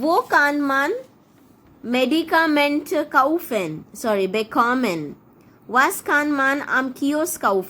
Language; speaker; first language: German; non-native, fluent; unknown